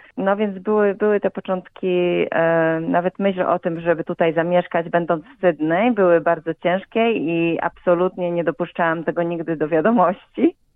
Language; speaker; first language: Polish; native; Polish